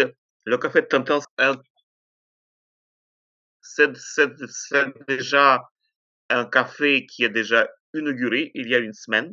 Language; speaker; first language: French; non-native, fluent; Ukrainian